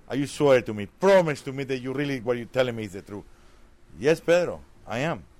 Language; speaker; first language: English; non-native, fluent; Spanish